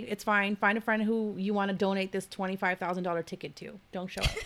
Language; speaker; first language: English; native; English